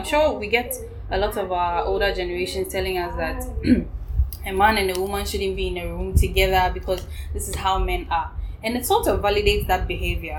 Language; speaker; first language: English; non-native, local second language; Ewe